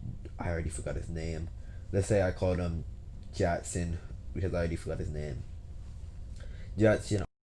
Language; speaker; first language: English; native; English